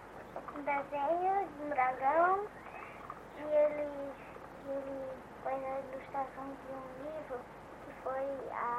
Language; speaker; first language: Portuguese; early bilingual, heritage; Portuguese